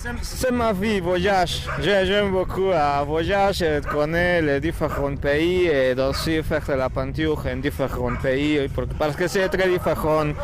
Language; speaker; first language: French; non-native, learner; Spanish